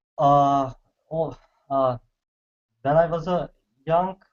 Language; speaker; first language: English; non-native, learner; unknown